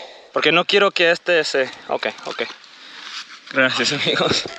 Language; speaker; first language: Spanish; non-native, learner; English